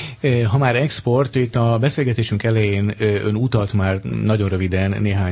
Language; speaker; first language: Hungarian; native; Hungarian